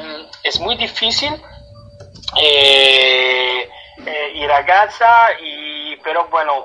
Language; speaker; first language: Spanish; non-native, fluent; Italian